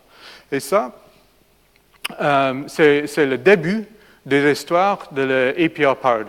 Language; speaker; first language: French; non-native, fluent; English